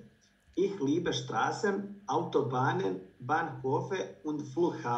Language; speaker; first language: German; non-native, learner; Bosnian